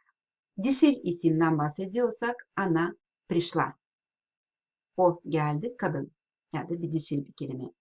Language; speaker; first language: Turkish; non-native, fluent; Russian